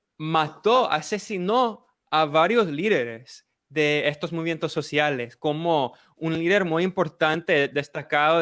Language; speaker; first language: Spanish; non-native, fluent; English